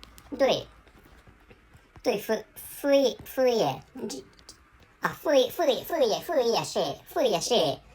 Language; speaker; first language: Chinese; non-native, learner; Japanese